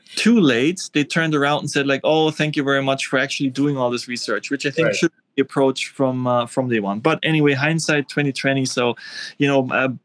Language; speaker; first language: English; non-native, fluent; German